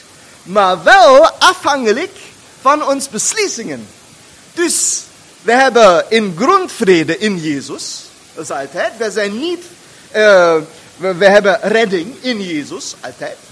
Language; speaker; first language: Dutch; non-native, fluent; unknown